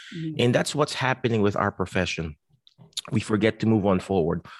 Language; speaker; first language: English; non-native, local second language; Filipino